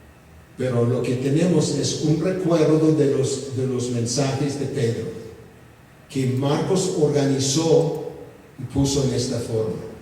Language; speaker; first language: Spanish; non-native, fluent; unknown